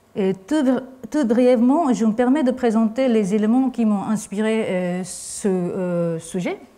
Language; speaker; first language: French; non-native, fluent; Japanese